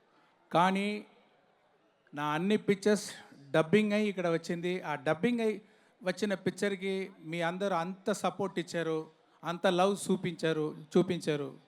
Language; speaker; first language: Telugu; non-native, local second language; Tamil